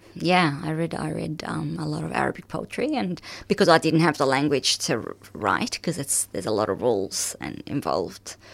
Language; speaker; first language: English; early bilingual, other home language; Arabic